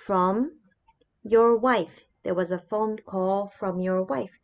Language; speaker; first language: English; non-native, fluent; Japanese